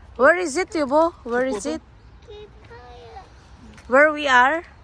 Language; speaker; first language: English; non-native, local second language; Filipino